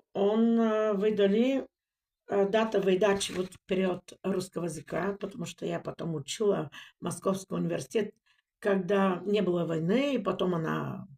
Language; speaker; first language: Russian; non-native, learner; Bulgarian